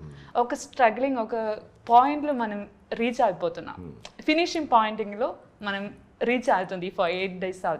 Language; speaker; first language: Telugu; non-native, local second language; Malayalam